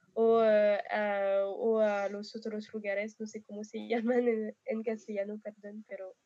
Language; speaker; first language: Spanish; non-native, fluent; French